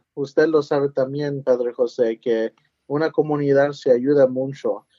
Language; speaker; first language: Spanish; early bilingual, heritage; Spanish